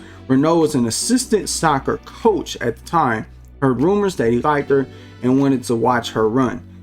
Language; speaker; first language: English; native; English